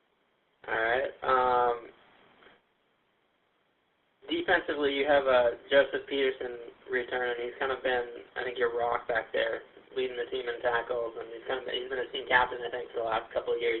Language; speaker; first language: English; native; English